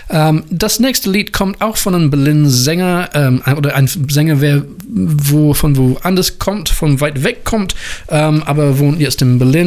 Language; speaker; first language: German; non-native, learner; English